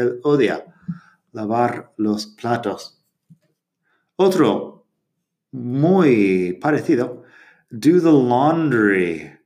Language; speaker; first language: Spanish; non-native, fluent; English